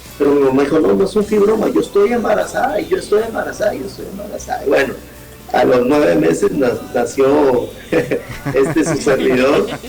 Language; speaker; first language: Spanish; native; Spanish